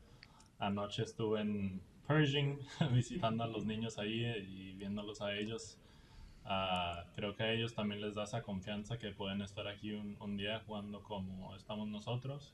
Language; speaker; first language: Spanish; early bilingual, heritage; Spanish